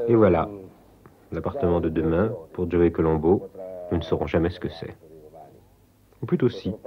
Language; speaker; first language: French; native; French